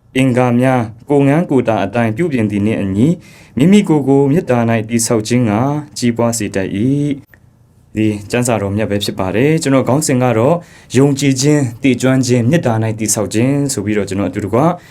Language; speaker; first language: Burmese; non-native, local second language; Kachin